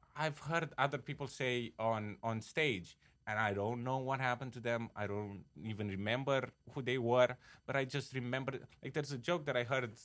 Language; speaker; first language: English; non-native, fluent; Romanian